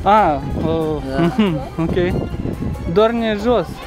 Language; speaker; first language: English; non-native, learner; Romanian